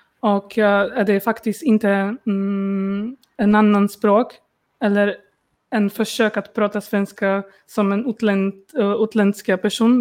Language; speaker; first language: Swedish; non-native, learner; Polish